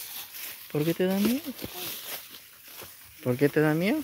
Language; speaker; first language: Spanish; native; Spanish